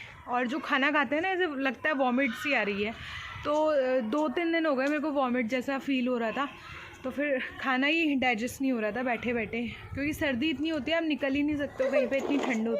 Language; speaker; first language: Hindi; native; Hindi